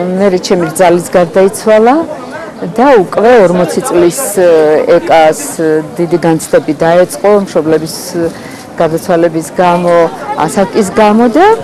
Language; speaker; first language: Georgian; native; Georgian